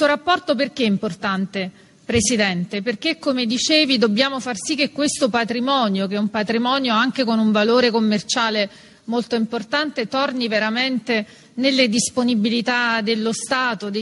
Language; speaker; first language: Italian; native; Italian